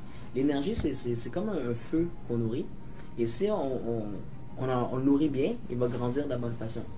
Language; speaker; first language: French; native; French